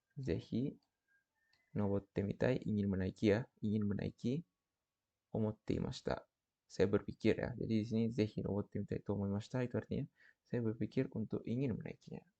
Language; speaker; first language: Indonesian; native; Indonesian